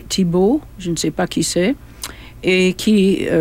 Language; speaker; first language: French; non-native, fluent; English